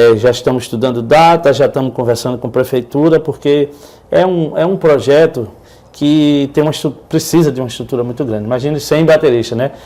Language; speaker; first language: Portuguese; native; Portuguese